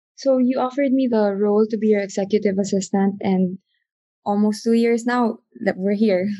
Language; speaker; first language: English; non-native, local second language; Filipino